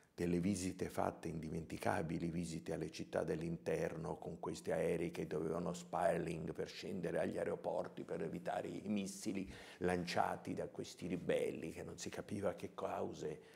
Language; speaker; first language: Italian; native; Italian